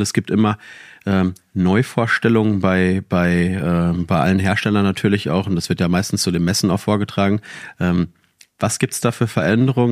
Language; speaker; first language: German; native; German